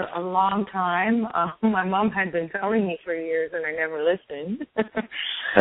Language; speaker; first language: English; native; English